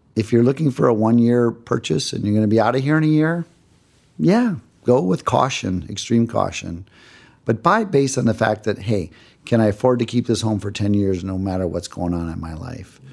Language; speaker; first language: English; native; English